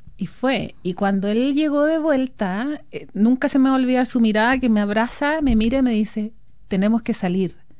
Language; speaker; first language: Spanish; native; Spanish